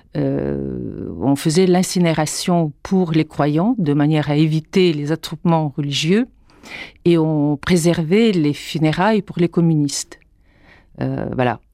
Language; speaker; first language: French; non-native, fluent; Bulgarian